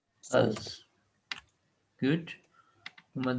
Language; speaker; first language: German; non-native, fluent; Urdu